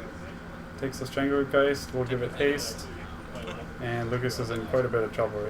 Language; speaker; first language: English; native; English